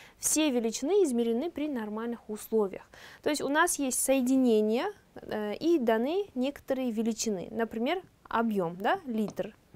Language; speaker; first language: Russian; non-native, local second language; Kazakh